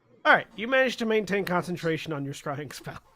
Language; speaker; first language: English; native; English